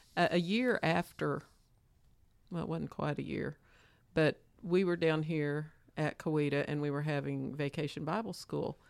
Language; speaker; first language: English; native; English